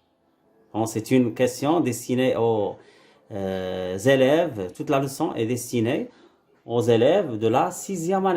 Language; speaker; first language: French; non-native, local second language; Arabic